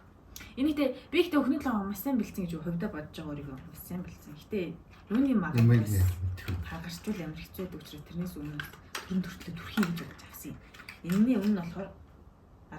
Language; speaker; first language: Mongolian; native; Mongolian